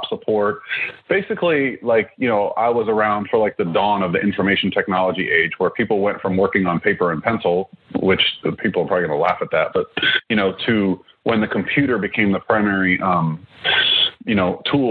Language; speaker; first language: English; native; English